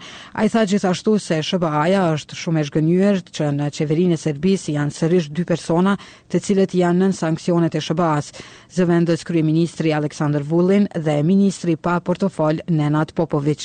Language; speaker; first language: Albanian; native; Albanian